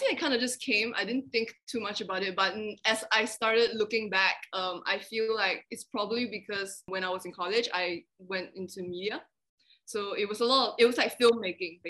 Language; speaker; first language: English; non-native, local second language; Chinese